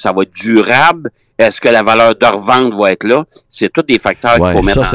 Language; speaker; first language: French; native; French